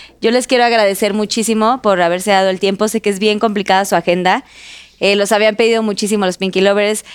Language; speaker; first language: Spanish; native; Spanish